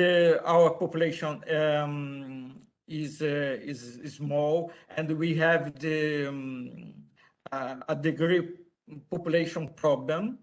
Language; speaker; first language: English; non-native, learner; Portuguese